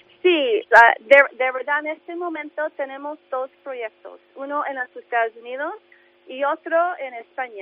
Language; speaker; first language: Spanish; early bilingual, heritage; English